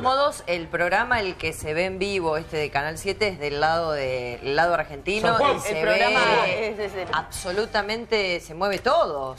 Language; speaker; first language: Spanish; native; Spanish